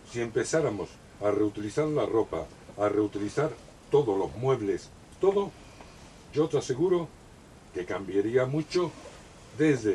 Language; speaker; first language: Spanish; native; Spanish